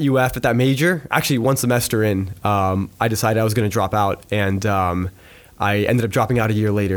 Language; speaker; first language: English; native; English